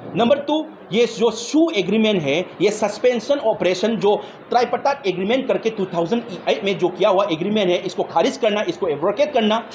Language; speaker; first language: Hindi; non-native, local second language; Manipuri